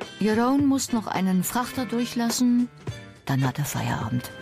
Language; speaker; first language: German; native; German